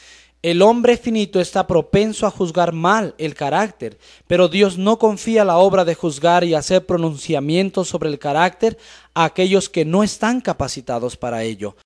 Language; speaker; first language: Spanish; native; Spanish